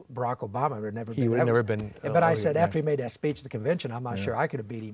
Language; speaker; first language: English; native; English